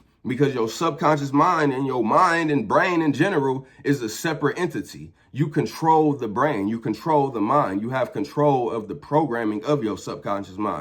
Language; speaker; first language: English; native; English